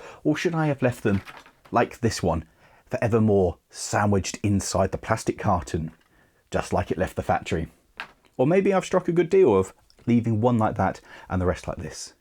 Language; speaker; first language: English; native; English